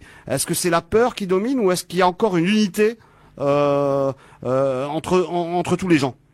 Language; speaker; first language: French; native; French